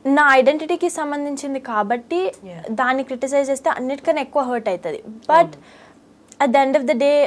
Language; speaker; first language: Telugu; early bilingual, heritage; Telugu